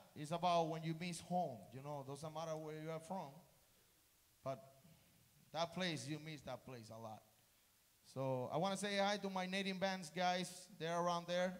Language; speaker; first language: English; non-native, fluent; Spanish